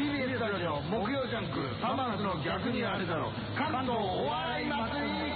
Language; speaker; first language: Japanese; native; Japanese